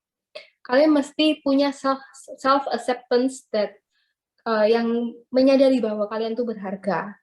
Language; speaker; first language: Indonesian; native; Indonesian